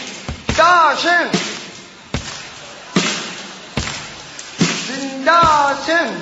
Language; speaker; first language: Chinese; non-native, learner; Japanese